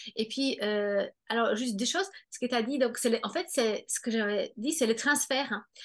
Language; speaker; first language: French; non-native, fluent; Polish